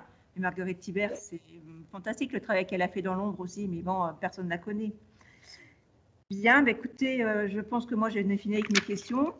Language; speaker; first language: French; native; French